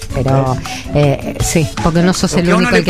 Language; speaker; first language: Spanish; native; Spanish